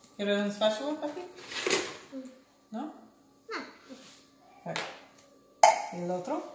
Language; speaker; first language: Spanish; non-native, learner; English